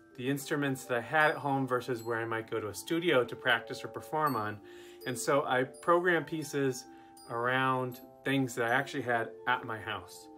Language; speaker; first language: English; native; English